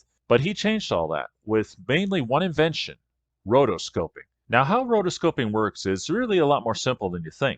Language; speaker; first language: English; native; English